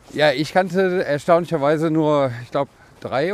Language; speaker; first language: German; native; German